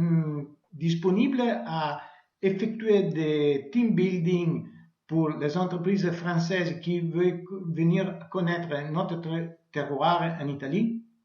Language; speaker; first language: French; non-native, learner; Italian